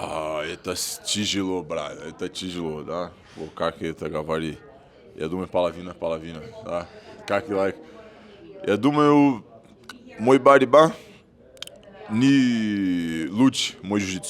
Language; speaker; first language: Russian; non-native, learner; Portuguese